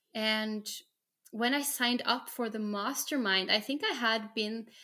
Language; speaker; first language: English; non-native, fluent; Norwegian